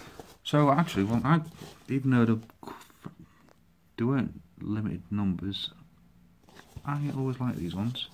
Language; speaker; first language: English; native; English